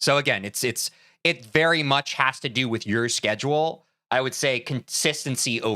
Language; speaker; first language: English; native; English